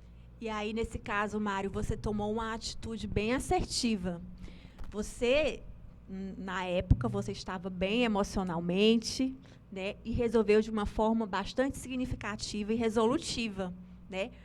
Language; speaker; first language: Portuguese; native; Portuguese